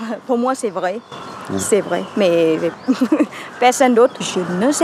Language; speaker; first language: French; non-native, learner; Thai